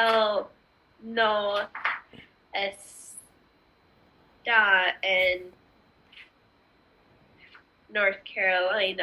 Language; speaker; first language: Spanish; non-native, learner; English